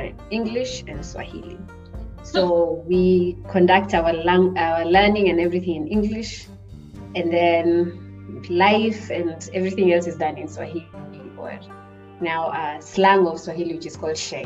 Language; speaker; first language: English; non-native, local second language; Swahili